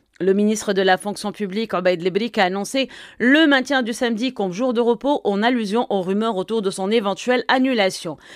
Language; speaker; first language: French; non-native, local second language; Arabic